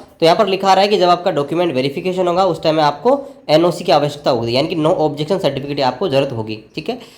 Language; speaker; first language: Hindi; native; Hindi